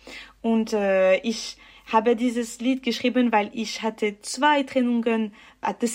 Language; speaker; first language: German; non-native, learner; French